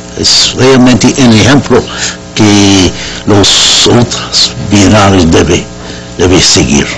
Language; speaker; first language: Spanish; non-native, fluent; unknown